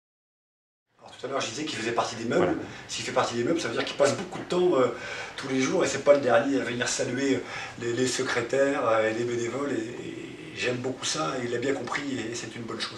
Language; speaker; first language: French; native; French